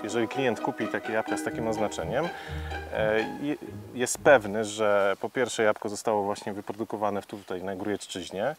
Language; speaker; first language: Polish; native; Polish